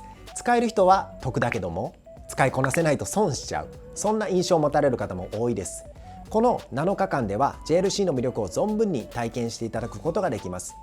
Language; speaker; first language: Japanese; native; Japanese